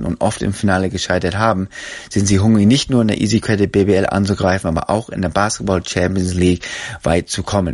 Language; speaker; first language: German; native; German